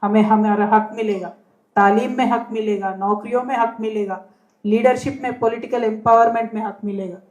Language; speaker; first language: Hindi; non-native, local second language; Telugu